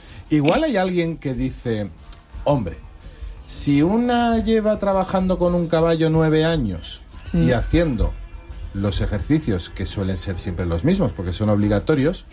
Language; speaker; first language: Spanish; native; Spanish